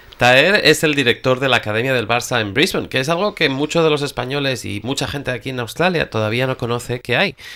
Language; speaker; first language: Spanish; native; Spanish